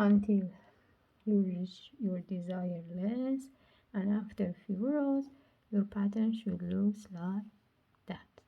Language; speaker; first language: English; non-native, learner; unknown